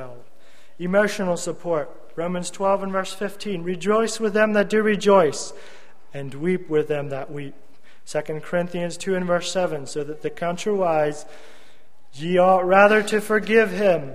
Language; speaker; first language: English; native; English